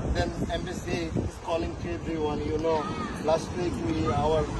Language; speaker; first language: English; non-native, local second language; Bangla